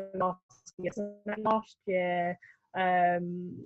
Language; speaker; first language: English; native; English